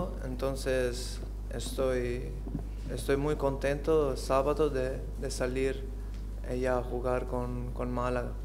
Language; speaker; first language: Spanish; non-native, learner; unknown